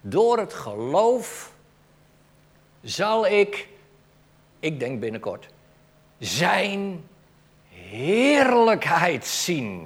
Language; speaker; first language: Dutch; native; Dutch